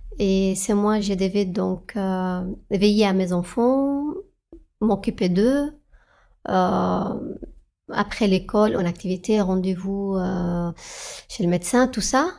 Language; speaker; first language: French; non-native, fluent; Arabic